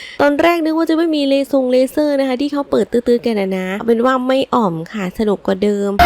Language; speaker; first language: Thai; native; Thai